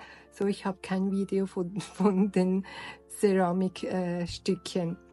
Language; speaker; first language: German; non-native, learner; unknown